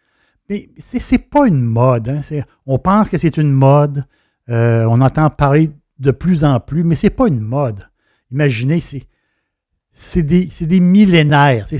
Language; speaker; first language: French; native; French